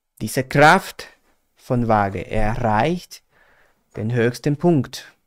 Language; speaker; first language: German; non-native, fluent; Spanish